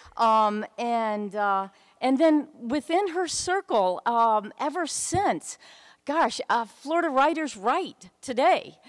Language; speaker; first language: English; native; English